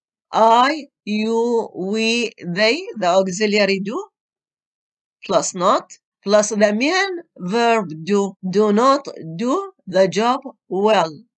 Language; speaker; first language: English; non-native, fluent; Arabic